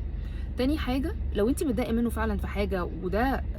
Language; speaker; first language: Arabic; native; Arabic